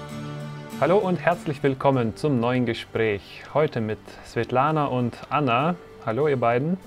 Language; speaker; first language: German; native; German